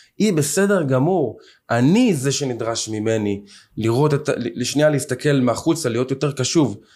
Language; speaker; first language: Hebrew; native; Hebrew